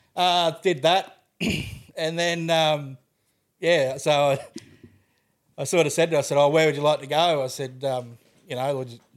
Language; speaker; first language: English; native; English